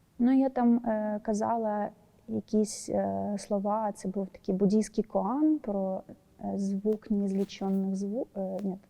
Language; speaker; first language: Ukrainian; non-native, local second language; Russian